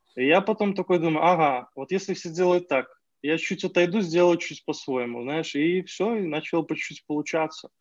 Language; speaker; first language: Russian; native; Russian